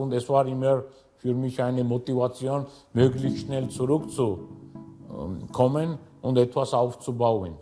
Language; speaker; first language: German; non-native, fluent; Georgian